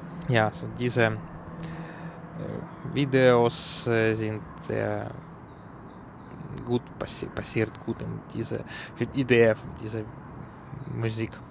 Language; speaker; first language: German; non-native, learner; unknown